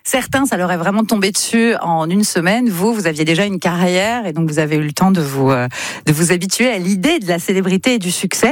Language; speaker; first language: French; native; French